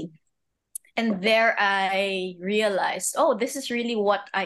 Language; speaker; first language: English; native; English